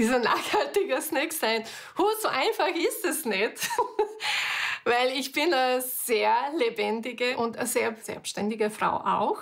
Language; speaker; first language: German; non-native, fluent; Hungarian